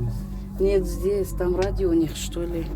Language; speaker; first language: Russian; non-native, local second language; Tajik